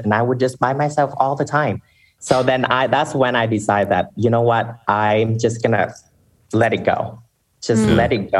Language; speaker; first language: English; non-native, fluent; Vietnamese